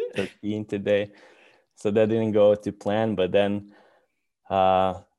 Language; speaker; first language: English; non-native, fluent; Dutch